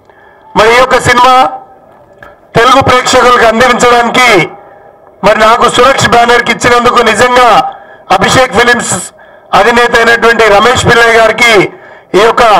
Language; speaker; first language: Telugu; native; Telugu